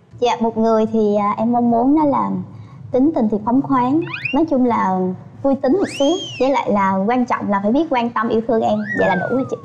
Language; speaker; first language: Vietnamese; native; Vietnamese